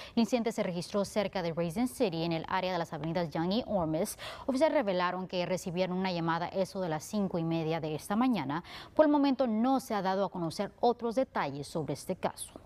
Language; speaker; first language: Spanish; early bilingual, heritage; Spanish